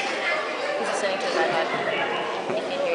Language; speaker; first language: English; native; English